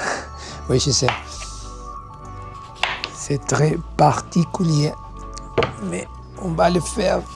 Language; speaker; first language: French; non-native, learner; Spanish